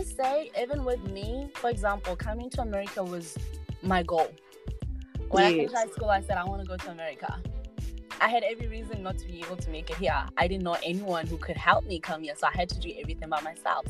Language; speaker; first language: English; non-native, local second language; Tswana